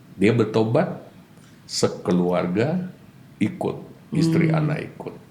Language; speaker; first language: Indonesian; native; Indonesian